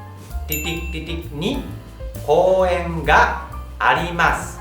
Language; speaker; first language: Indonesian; non-native, fluent; Japanese